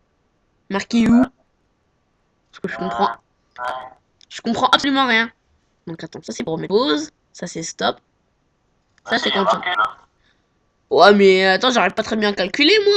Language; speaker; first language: French; native; French